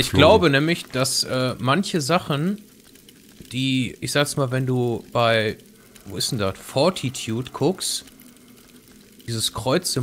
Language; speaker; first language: German; native; German